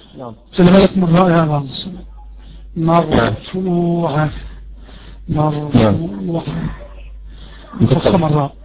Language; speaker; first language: Arabic; native; Arabic